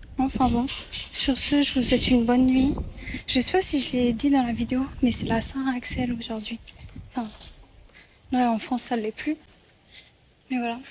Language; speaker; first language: French; native; French